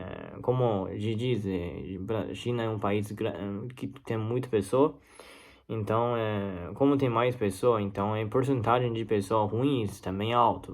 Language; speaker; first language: Portuguese; non-native, learner; Chinese